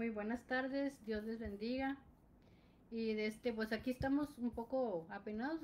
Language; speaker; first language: Spanish; native; Spanish